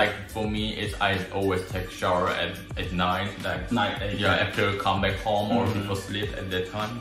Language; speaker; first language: English; non-native, learner; Chinese